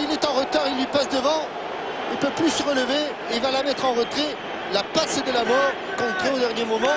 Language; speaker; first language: French; native; French